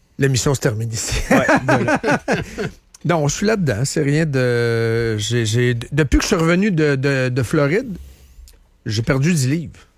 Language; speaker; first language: French; native; French